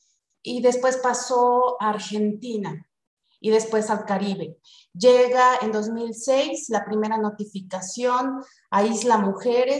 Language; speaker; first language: Spanish; native; Spanish